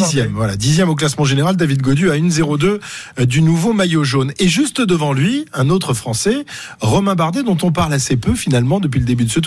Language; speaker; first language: French; native; French